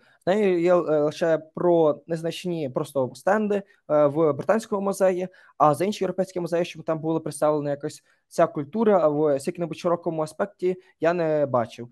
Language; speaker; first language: Ukrainian; native; Ukrainian